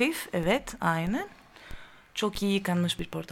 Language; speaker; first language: Turkish; non-native, learner; Greek